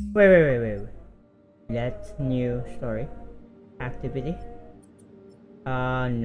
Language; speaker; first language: English; non-native, learner; Indonesian